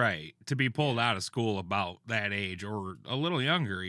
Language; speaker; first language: English; native; English